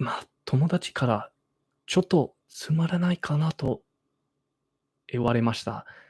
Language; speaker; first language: Japanese; non-native, learner; English